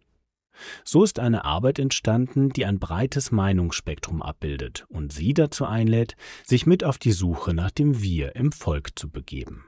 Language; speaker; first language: German; native; German